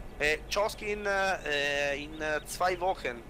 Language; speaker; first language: German; non-native, learner; Italian